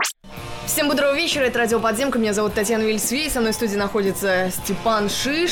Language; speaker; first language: Russian; native; Russian